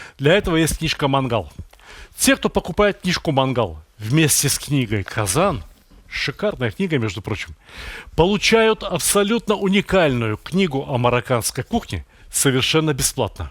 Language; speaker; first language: Russian; native; Russian